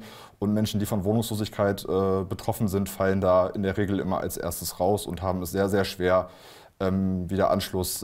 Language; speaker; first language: German; native; German